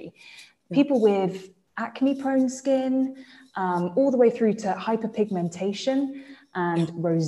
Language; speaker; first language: English; native; English